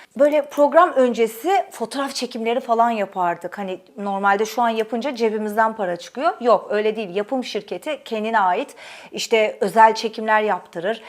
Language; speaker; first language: Turkish; native; Turkish